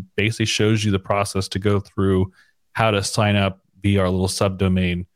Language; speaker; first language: English; native; English